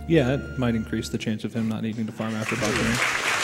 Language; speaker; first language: English; native; English